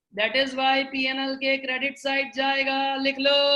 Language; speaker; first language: Hindi; non-native, local second language; Gujarati